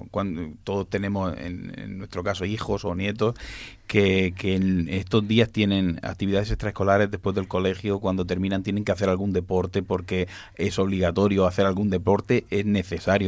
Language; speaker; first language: Spanish; native; Spanish